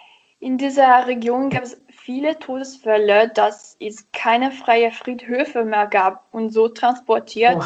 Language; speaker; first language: German; non-native, learner; Italian